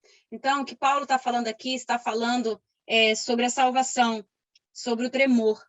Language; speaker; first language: Portuguese; native; Portuguese